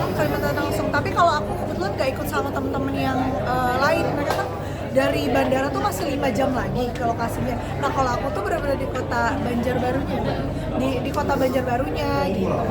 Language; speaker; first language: Indonesian; native; Indonesian